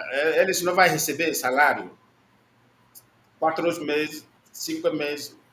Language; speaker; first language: Portuguese; non-native, learner; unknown